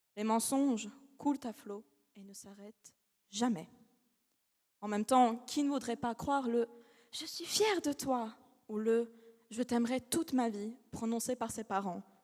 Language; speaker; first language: French; non-native, fluent; Russian